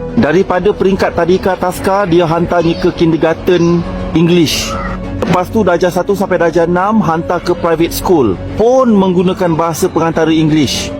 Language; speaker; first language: Malay; native; Malay